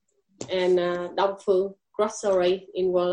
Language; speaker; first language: English; non-native, learner; Vietnamese